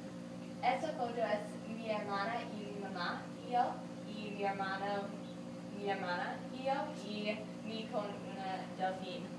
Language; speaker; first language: Spanish; non-native, learner; English